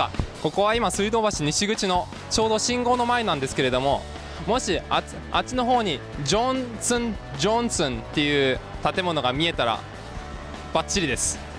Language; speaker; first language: Japanese; early bilingual, heritage; Japanese